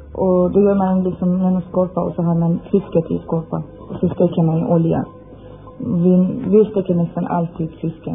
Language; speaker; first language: Swedish; non-native, fluent; Persian